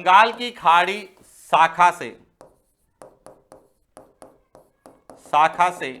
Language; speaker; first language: Hindi; native; Hindi